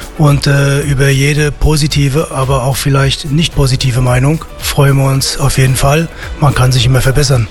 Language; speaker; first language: German; early bilingual, other home language; Italian